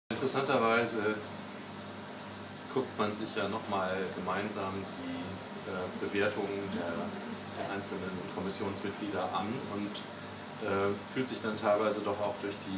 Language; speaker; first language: German; native; German